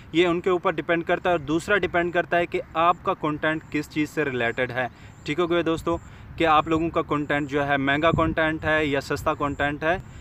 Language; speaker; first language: Urdu; native; Urdu